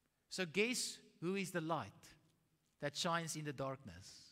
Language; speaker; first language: English; non-native, local second language; Afrikaans